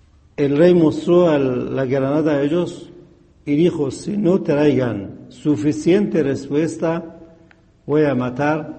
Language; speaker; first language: Spanish; non-native, fluent; Persian